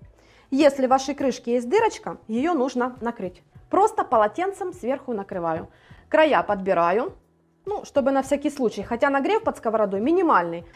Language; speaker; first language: Russian; native; Russian